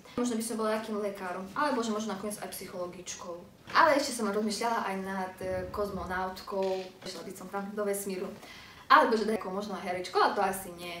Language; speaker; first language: Slovak; early bilingual, other home language; Ukrainian